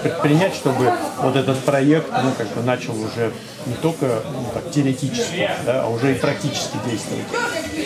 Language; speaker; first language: Russian; native; Russian